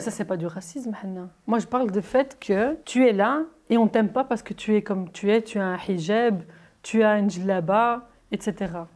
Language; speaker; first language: French; native; French